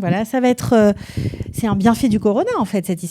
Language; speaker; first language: French; native; French